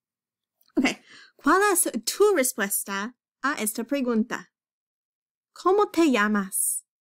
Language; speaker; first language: Spanish; non-native, fluent; English